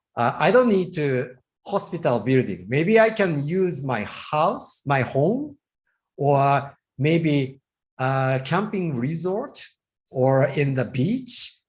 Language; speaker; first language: English; non-native, fluent; Japanese